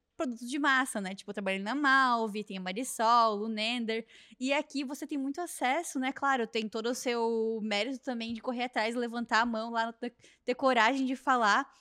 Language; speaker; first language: Portuguese; native; Portuguese